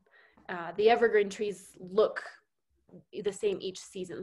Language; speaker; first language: English; native; English